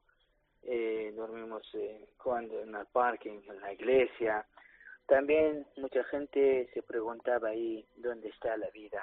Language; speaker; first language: Spanish; non-native, learner; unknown